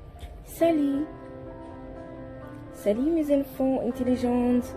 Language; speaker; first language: French; non-native, learner; Arabic